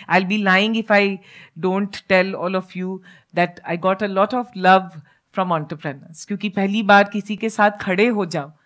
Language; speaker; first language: Hindi; native; Hindi